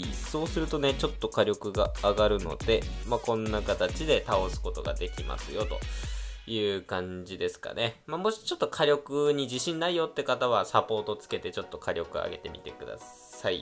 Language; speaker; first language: Japanese; native; Japanese